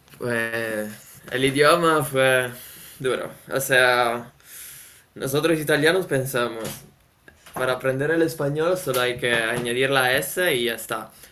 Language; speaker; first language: Spanish; non-native, fluent; Italian